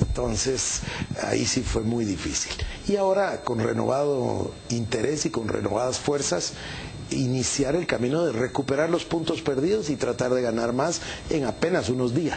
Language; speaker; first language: Spanish; native; Spanish